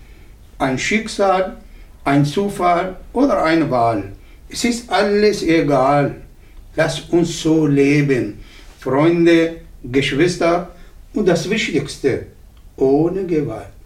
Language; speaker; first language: German; non-native, learner; Arabic